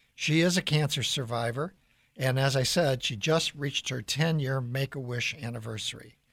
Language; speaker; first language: English; native; English